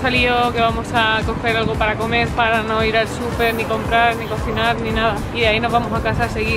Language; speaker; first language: Spanish; native; Spanish